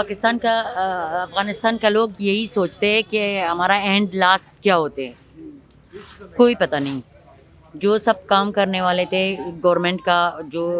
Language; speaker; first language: Hindi; non-native, fluent; Pashto